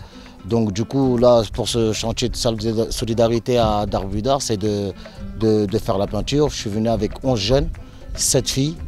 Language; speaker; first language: French; native; French